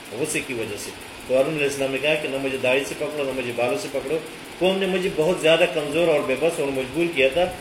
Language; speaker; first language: Urdu; native; Urdu